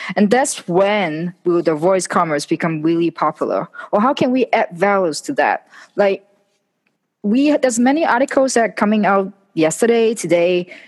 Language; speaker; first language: English; non-native, local second language; Cantonese